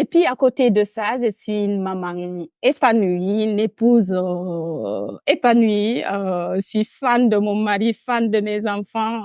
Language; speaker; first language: French; non-native, local second language; Fula